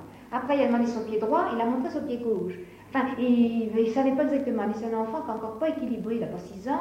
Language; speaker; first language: French; native; French